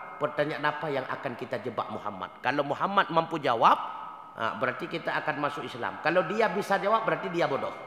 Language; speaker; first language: Malay; non-native, local second language; Achinese